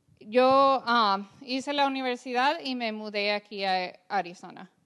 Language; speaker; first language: Spanish; early bilingual, other home language; English